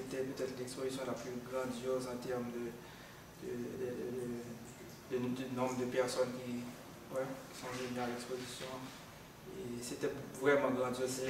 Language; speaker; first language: French; non-native, local second language; Haitian Creole